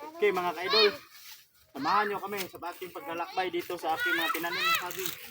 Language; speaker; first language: Filipino; non-native, local second language; Cebuano